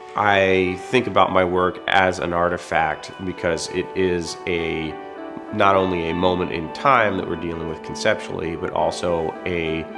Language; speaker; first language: English; native; English